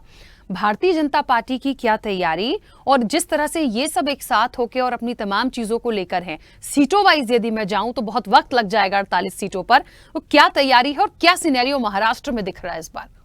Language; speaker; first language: Hindi; native; Hindi